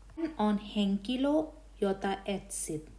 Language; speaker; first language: Finnish; non-native, fluent; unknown